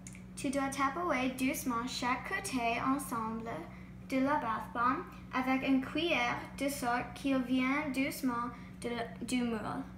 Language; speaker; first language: French; non-native, learner; English